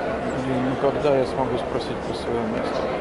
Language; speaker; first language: Russian; native; Russian